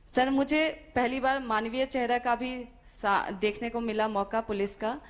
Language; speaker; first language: Hindi; native; Hindi